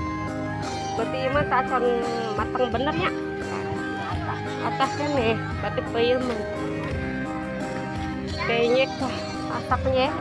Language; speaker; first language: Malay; non-native, local second language; Sundanese